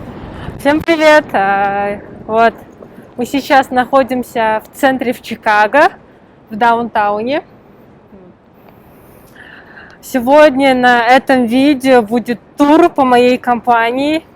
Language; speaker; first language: Russian; non-native, local second language; Kyrgyz